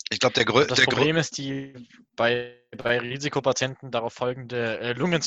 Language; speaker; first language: German; native; German